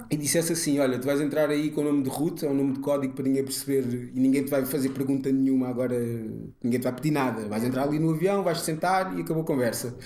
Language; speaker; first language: Portuguese; early bilingual, other home language; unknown